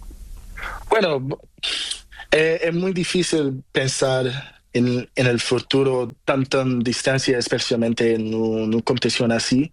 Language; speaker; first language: Spanish; non-native, learner; Portuguese